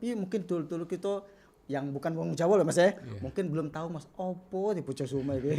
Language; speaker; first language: Indonesian; native; Indonesian